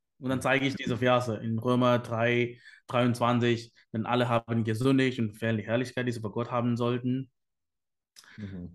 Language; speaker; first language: German; non-native, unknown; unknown